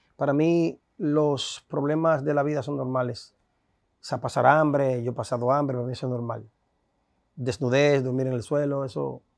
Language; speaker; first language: Spanish; native; Spanish